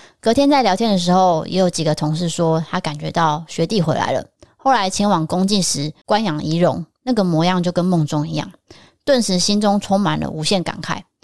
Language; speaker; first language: Chinese; native; Chinese